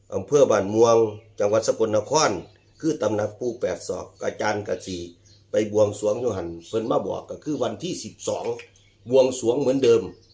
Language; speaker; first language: Thai; native; Thai